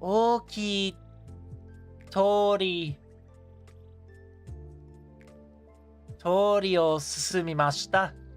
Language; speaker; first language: Japanese; non-native, learner; English